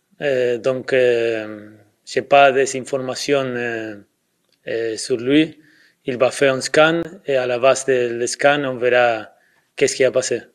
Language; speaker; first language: French; non-native, fluent; Spanish